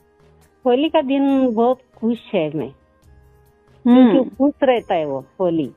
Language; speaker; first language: Hindi; non-native, local second language; Marathi